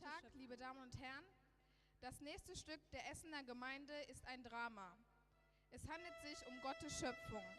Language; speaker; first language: German; early bilingual, other home language; Tamil